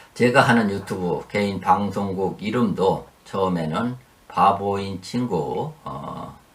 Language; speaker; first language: Korean; native; Korean